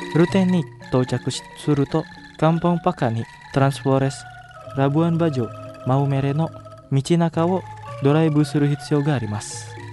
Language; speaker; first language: Japanese; non-native, fluent; Indonesian